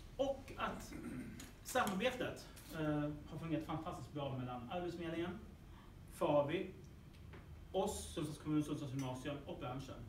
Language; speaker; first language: Swedish; native; Swedish